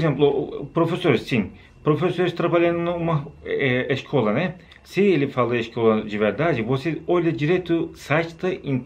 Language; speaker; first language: Portuguese; non-native, learner; Turkish